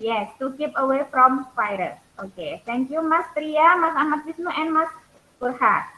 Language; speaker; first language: English; non-native, learner; Indonesian